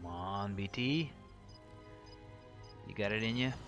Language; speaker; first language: English; non-native, fluent; Dutch